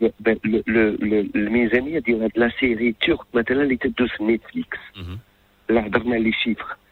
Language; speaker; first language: French; non-native, local second language; Arabic